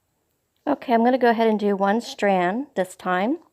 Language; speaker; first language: English; native; English